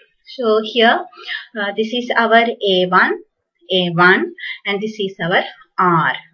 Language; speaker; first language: English; non-native, local second language; Malayalam